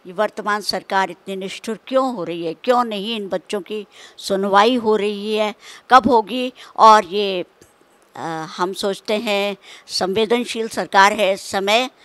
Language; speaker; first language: Hindi; native; Hindi